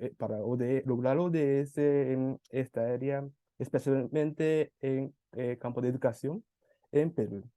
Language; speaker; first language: Spanish; non-native, fluent; Japanese